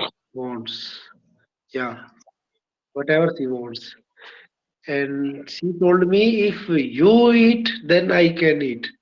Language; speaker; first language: English; non-native, learner; Hindi